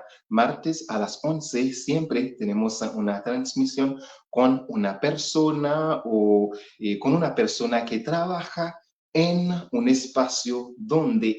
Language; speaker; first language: Spanish; non-native, fluent; Haitian Creole